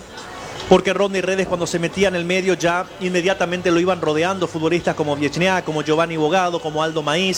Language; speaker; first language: Spanish; native; Spanish